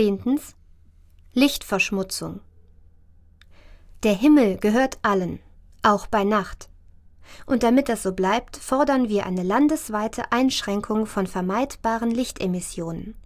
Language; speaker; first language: German; native; German